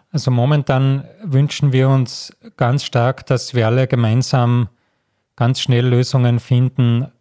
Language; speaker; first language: German; native; German